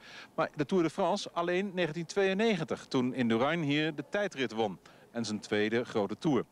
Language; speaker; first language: Dutch; native; Dutch